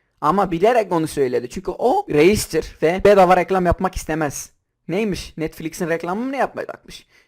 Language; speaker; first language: Turkish; non-native, local second language; Kurdish